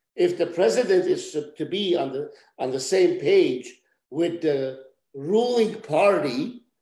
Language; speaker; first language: English; native; English